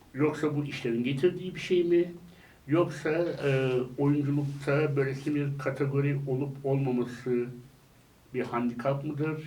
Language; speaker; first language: Turkish; native; Turkish